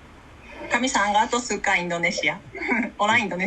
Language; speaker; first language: Indonesian; non-native, learner; Japanese